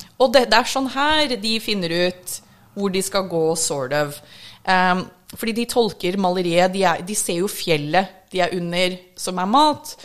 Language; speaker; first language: Norwegian; early bilingual, other home language; English